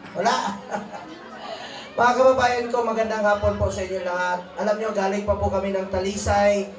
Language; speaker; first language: Filipino; non-native, local second language; Hiligaynon